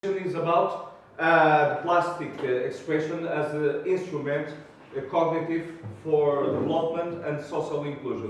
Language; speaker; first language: English; non-native, learner; Portuguese